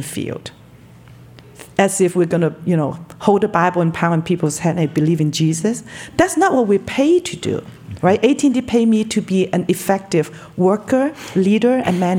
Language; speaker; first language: English; non-native, local second language; Cantonese